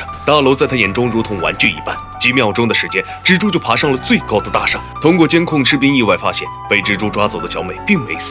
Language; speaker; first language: Chinese; native; Chinese